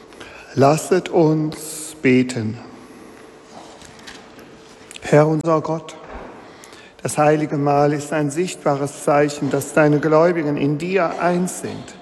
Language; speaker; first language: German; native; German